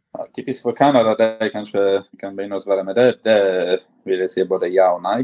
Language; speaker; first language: Norwegian; non-native, fluent; Italian